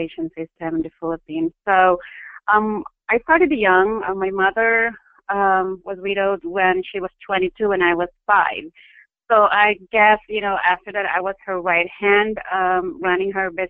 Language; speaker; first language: English; non-native, local second language; Filipino